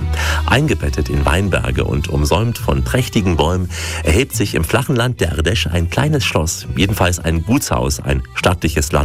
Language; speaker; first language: German; native; German